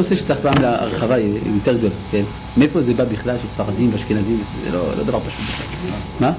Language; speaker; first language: Hebrew; native; Hebrew